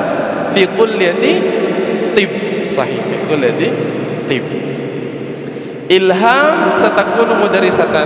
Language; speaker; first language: Arabic; non-native, fluent; Indonesian